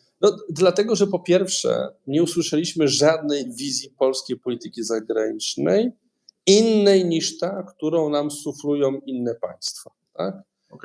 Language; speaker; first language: Polish; native; Polish